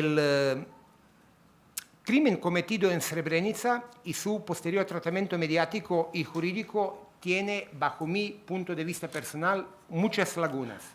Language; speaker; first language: Spanish; native; Spanish